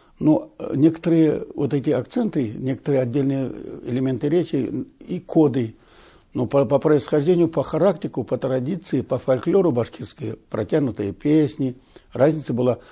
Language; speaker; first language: Russian; non-native, local second language; Tatar